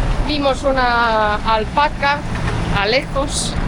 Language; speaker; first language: Spanish; non-native, fluent; Estonian